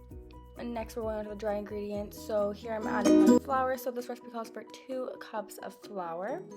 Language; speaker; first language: English; native; English